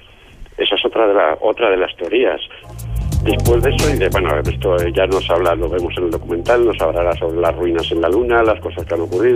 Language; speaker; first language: Spanish; native; Spanish